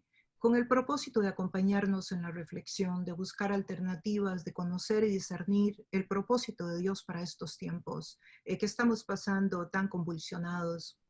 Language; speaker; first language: Spanish; native; Spanish